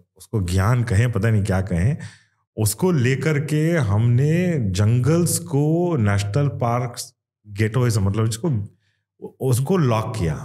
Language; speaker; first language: Hindi; non-native, local second language; Kannada